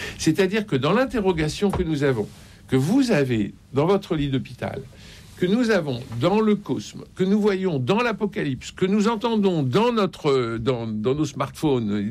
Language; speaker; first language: French; native; French